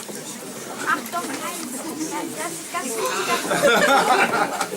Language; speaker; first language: German; non-native, learner; French